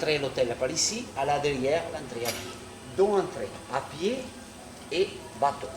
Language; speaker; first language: French; non-native, fluent; Italian